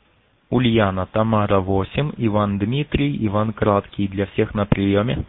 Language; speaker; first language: Russian; native; Russian